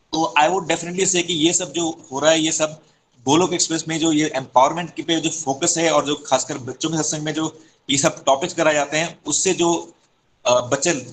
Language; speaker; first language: Hindi; native; Hindi